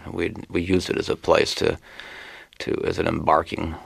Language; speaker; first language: English; native; English